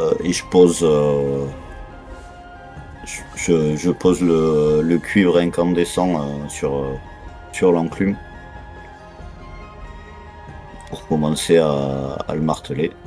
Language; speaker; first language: French; native; French